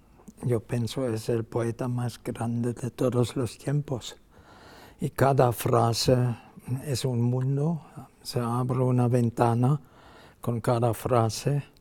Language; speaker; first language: Spanish; non-native, fluent; German